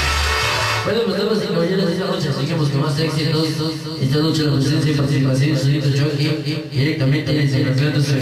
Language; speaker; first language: Spanish; native; Spanish